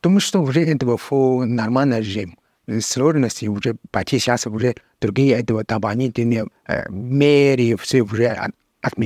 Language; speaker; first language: Russian; non-native, learner; Chinese